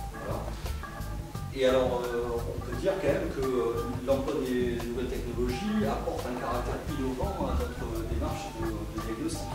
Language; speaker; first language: French; native; French